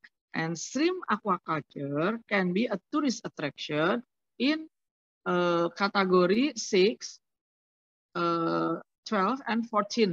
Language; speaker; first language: English; non-native, learner; Indonesian